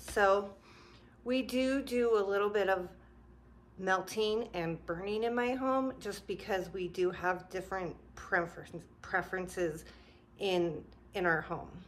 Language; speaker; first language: English; native; English